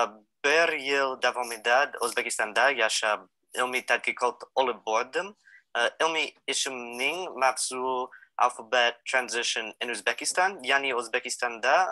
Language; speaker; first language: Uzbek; non-native, fluent; English